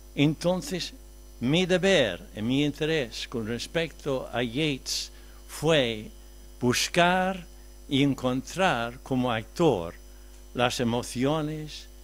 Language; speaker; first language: Spanish; non-native, fluent; English